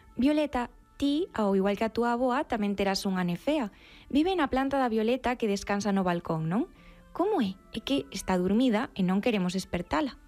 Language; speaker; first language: Galician; native; Galician